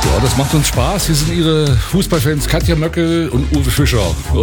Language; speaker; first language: German; native; German